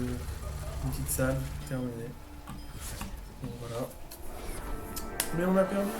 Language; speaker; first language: French; native; French